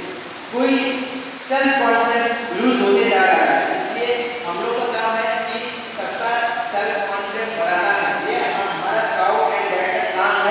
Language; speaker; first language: Hindi; non-native, local second language; Odia